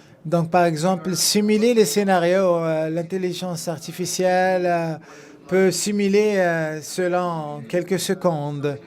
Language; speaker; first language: French; non-native, fluent; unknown